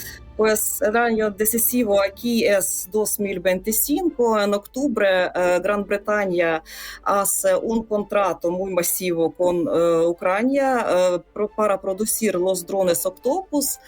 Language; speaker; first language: Spanish; non-native, fluent; Ukrainian